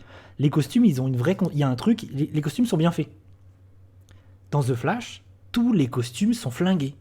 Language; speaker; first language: French; native; French